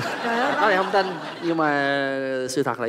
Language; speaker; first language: Vietnamese; non-native, fluent; English